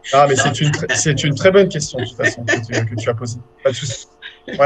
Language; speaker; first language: French; native; French